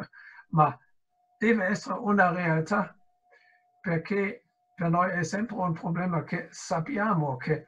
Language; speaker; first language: Italian; non-native, fluent; German